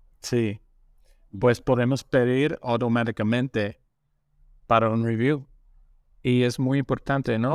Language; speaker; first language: Spanish; non-native, learner; English